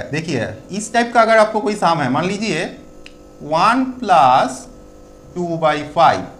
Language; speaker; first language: Hindi; non-native, local second language; Bangla